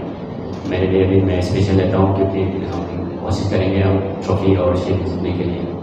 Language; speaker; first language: Hindi; non-native, local second language; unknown